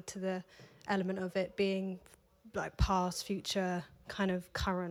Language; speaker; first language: English; native; English